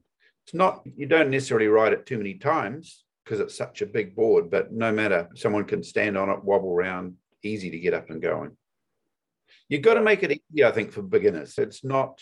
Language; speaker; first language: English; native; English